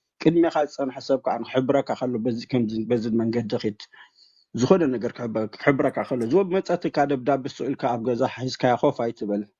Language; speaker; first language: Tigrinya; native; Tigrinya